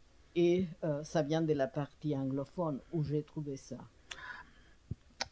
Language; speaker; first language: French; non-native, learner; English